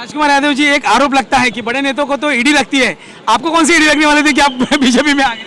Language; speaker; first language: Hindi; non-native, local second language; Marathi